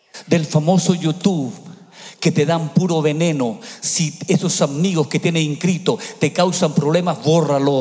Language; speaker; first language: Spanish; native; Spanish